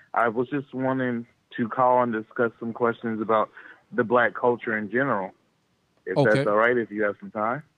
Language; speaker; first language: English; native; English